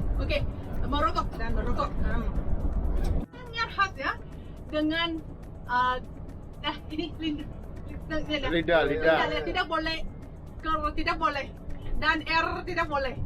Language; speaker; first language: Indonesian; non-native, fluent; Vietnamese